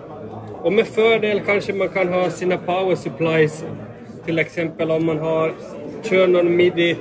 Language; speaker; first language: Swedish; native; Swedish